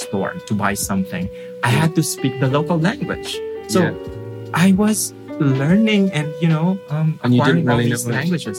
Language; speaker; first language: English; non-native, local second language; Filipino